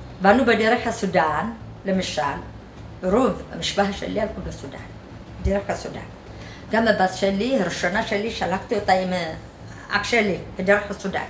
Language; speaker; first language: Hebrew; non-native, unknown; Amharic